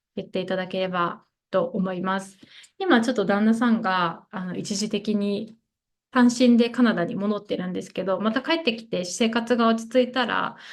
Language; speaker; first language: Japanese; native; Japanese